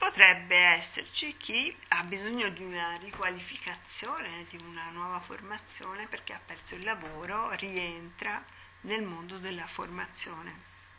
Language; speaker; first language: Italian; native; Italian